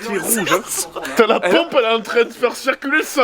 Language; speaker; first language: French; native; French